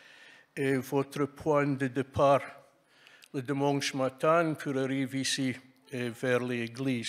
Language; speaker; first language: French; non-native, fluent; English